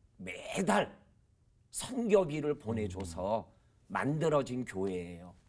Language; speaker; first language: Korean; native; Korean